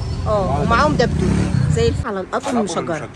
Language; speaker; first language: Arabic; native; Arabic